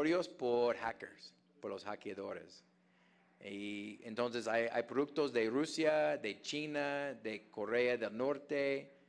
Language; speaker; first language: Spanish; non-native, fluent; English